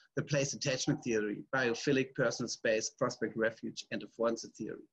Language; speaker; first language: English; non-native, fluent; German